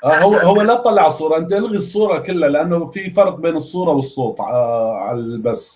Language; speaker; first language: Arabic; native; Arabic